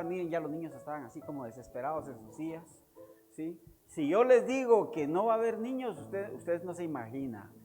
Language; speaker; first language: Spanish; native; Spanish